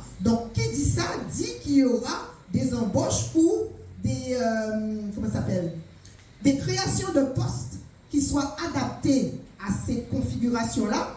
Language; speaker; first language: French; native; French